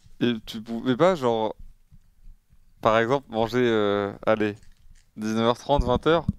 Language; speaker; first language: French; native; French